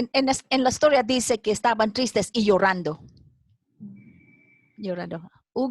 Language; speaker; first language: Spanish; non-native, fluent; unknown